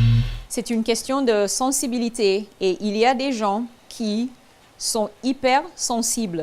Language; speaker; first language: French; non-native, fluent; English